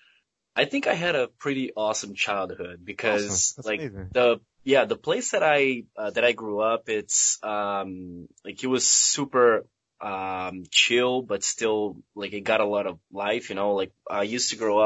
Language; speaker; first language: English; non-native, fluent; Portuguese